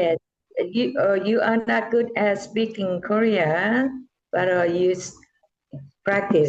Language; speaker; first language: English; non-native, learner; Korean